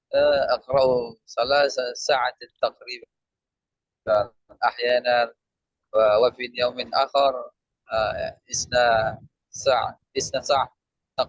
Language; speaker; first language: Arabic; non-native, learner; Indonesian